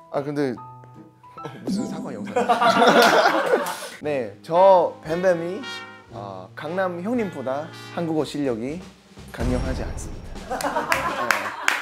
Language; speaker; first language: Korean; non-native, fluent; Thai